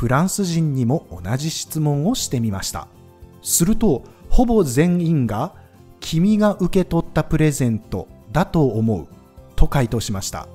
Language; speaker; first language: Japanese; native; Japanese